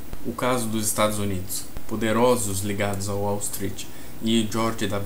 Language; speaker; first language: Portuguese; native; Portuguese